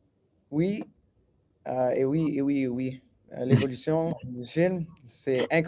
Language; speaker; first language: French; native; French